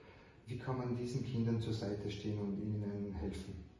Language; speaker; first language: German; native; German